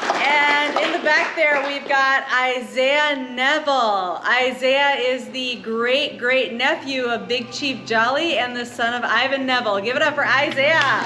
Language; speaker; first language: English; native; English